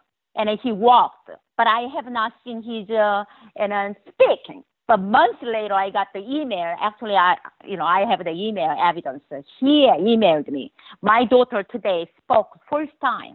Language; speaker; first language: English; non-native, learner; Korean